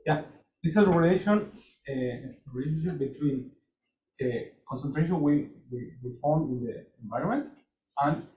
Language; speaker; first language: English; non-native, fluent; Spanish